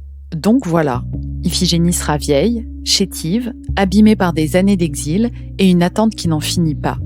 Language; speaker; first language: French; native; French